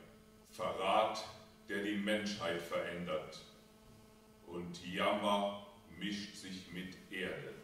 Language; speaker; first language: German; native; German